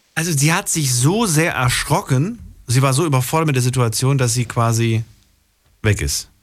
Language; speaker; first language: German; native; German